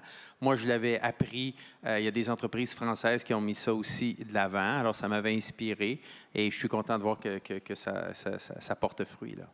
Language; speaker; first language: French; native; French